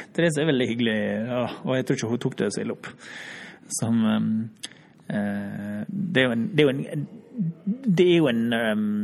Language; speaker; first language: Norwegian; native; Norwegian